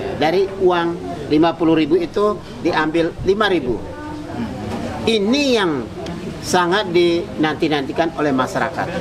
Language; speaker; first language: Indonesian; native; Indonesian